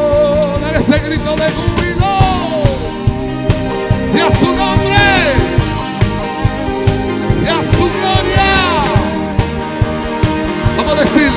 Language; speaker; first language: Spanish; native; Spanish